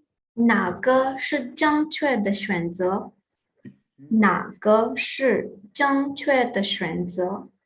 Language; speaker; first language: Chinese; non-native, fluent; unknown